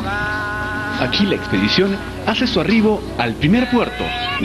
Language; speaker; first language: Spanish; native; Spanish